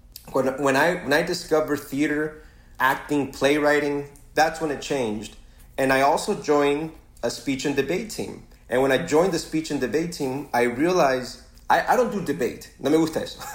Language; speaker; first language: English; early bilingual, other home language; Spanish